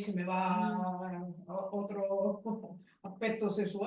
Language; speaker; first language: Spanish; native; Spanish